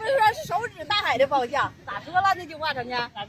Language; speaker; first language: Chinese; native; Chinese